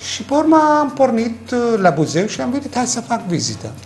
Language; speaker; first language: Romanian; non-native, fluent; Arabic